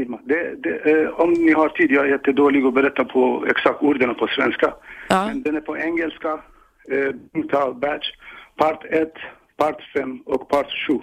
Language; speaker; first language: Swedish; non-native, learner; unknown